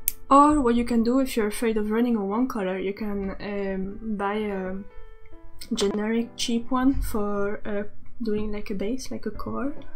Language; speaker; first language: English; non-native, fluent; French